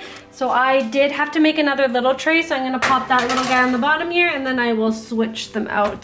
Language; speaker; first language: English; native; English